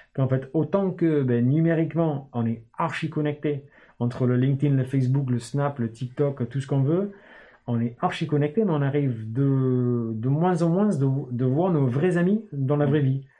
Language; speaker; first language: French; non-native, fluent; English